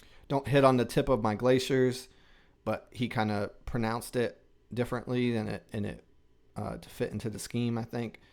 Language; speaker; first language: English; native; English